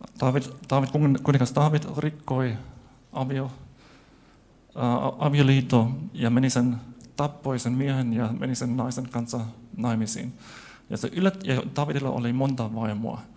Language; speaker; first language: Finnish; non-native, fluent; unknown